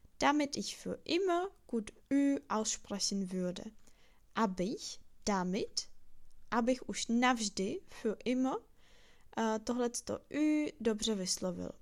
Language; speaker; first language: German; non-native, fluent; Czech